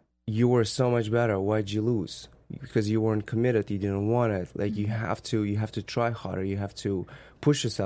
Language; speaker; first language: English; non-native, fluent; Russian